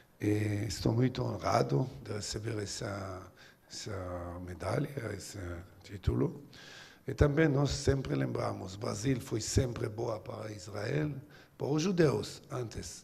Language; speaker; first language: Portuguese; non-native, learner; Hebrew